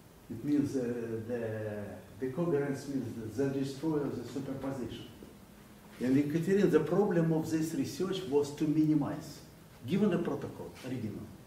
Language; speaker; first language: English; non-native, fluent; Russian